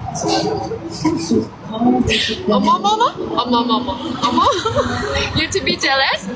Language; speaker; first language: English; non-native, learner; Thai